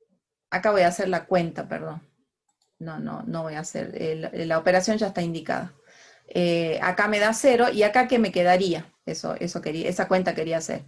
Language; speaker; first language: Spanish; native; Spanish